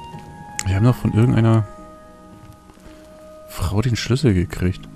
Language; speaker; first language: German; native; German